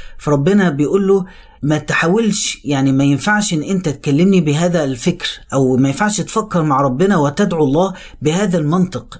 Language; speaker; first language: Arabic; native; Arabic